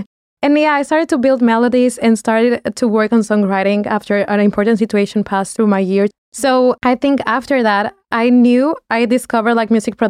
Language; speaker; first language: English; non-native, fluent; Spanish